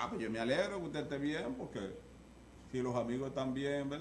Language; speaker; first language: Spanish; native; Spanish